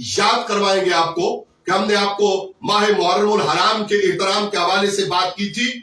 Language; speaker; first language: Urdu; non-native, local second language; Pahari-Potwari